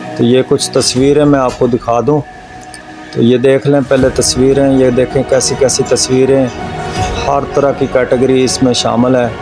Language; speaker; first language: Urdu; native; Urdu